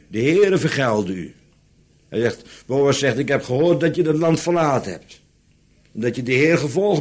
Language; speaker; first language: Dutch; native; Dutch